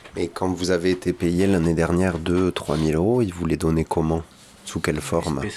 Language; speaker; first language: French; native; French